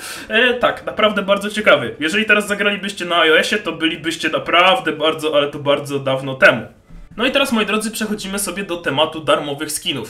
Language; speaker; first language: Polish; native; Polish